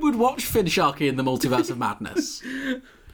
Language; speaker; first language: English; native; English